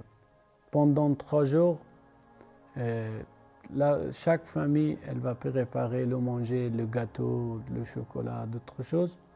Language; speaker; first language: French; non-native, learner; Persian